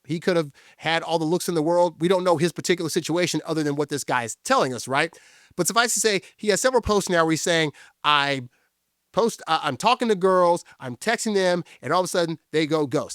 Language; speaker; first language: English; native; English